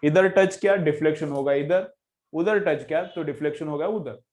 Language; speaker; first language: Hindi; non-native, local second language; Marathi